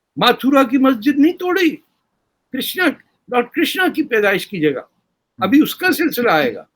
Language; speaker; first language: Urdu; native; Urdu